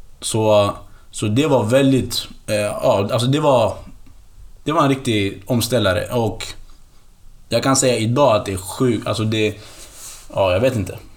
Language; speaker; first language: Swedish; early bilingual, other home language; Kurdish